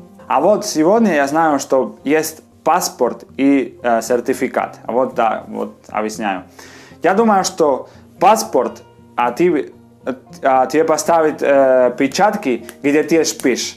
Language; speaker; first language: Russian; non-native, fluent; Spanish